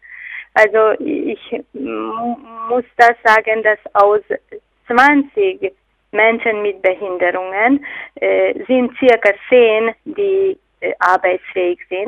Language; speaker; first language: German; non-native, fluent; Hungarian